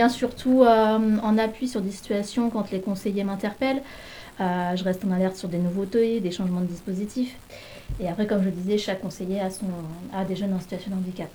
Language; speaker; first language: French; native; French